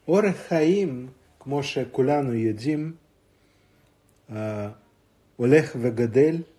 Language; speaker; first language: Hebrew; non-native, fluent; Russian